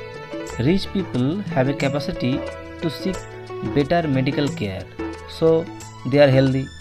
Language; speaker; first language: English; non-native, local second language; Bangla